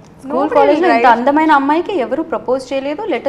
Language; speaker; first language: Telugu; native; Telugu